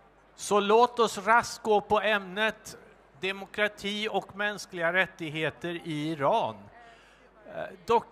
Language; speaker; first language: Swedish; native; Swedish